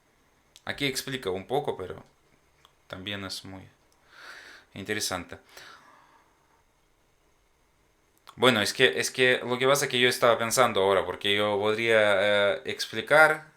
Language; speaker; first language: Spanish; non-native, fluent; Ukrainian